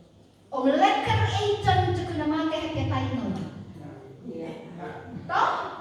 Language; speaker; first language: Dutch; non-native, fluent; Indonesian